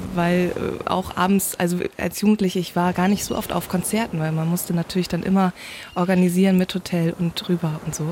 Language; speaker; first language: German; non-native, local second language; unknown